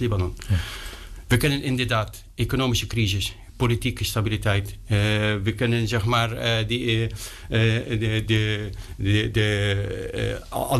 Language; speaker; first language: Dutch; non-native, fluent; Arabic